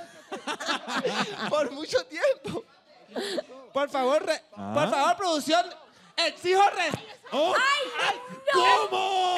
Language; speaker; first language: Spanish; native; Spanish